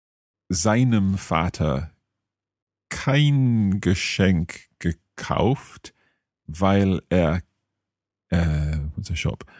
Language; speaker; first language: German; non-native, learner; English